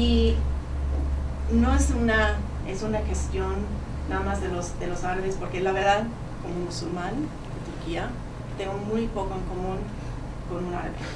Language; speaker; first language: Spanish; non-native, fluent; English